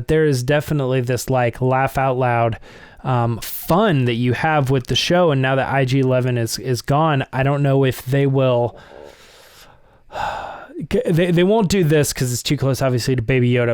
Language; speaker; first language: English; native; English